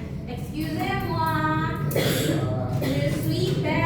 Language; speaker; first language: French; non-native, learner; Indonesian